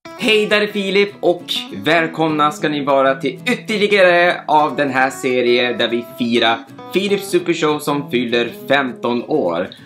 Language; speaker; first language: Swedish; native; Swedish